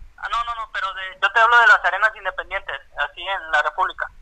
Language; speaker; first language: Spanish; native; Spanish